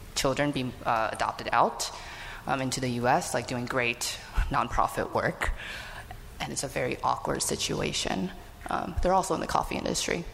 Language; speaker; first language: English; native; English